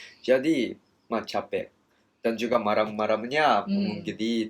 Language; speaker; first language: Indonesian; non-native, learner; Japanese